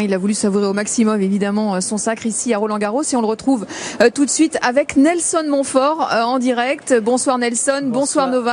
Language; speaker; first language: French; native; French